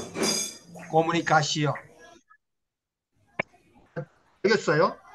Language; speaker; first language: Spanish; non-native, learner; Korean